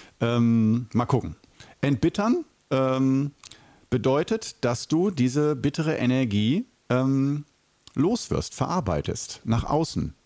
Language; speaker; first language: German; native; German